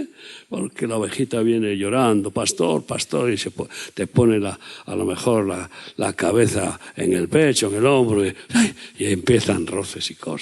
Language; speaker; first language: Spanish; native; Spanish